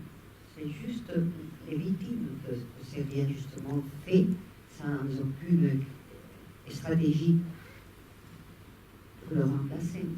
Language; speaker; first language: French; non-native, fluent; Spanish